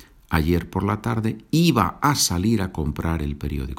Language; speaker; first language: Spanish; native; Spanish